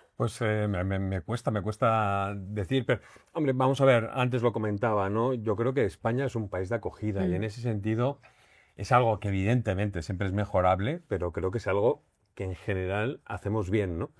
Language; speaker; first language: Spanish; native; Spanish